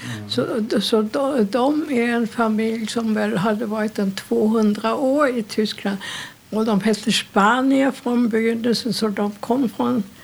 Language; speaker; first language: Swedish; non-native, fluent; German